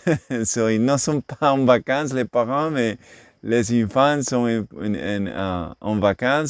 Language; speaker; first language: French; non-native, learner; English